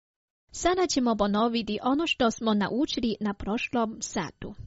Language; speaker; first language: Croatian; non-native, fluent; Chinese